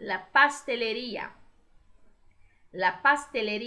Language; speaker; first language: Spanish; non-native, fluent; Portuguese